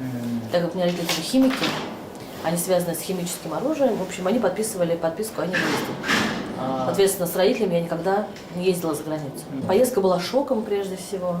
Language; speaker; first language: Russian; native; Russian